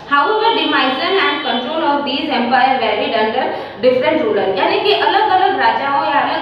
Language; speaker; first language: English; non-native, local second language; Hindi